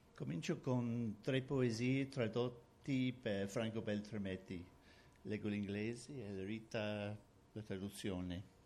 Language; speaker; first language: Italian; non-native, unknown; English